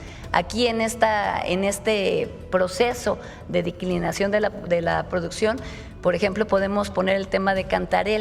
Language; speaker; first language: Spanish; native; Spanish